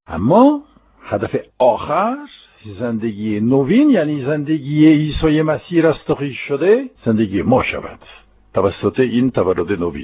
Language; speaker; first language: Persian; non-native, fluent; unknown